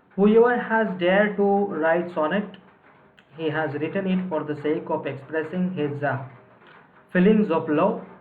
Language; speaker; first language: English; non-native, local second language; Marathi